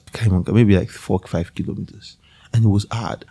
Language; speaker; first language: English; non-native, local second language; Yoruba